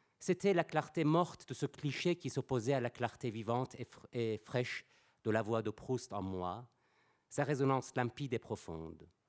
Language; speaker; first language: French; non-native, fluent; Persian